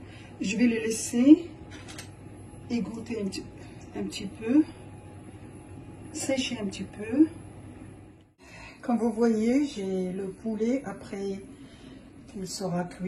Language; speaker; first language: French; non-native, local second language; Arabic